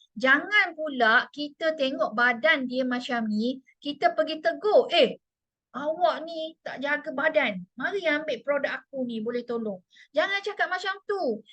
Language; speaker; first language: Malay; non-native, local second language; Chinese